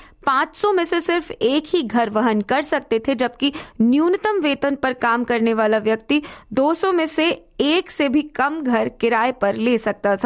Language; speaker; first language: Hindi; native; Hindi